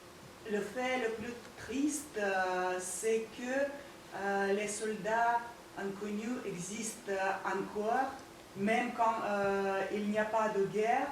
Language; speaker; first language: French; non-native, fluent; Russian